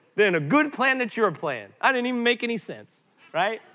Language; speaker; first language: English; native; English